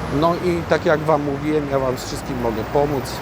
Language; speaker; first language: Polish; native; Polish